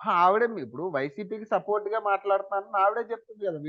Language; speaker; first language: Telugu; native; Telugu